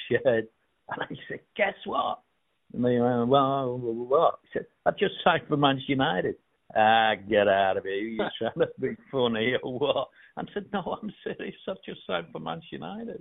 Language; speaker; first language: English; native; English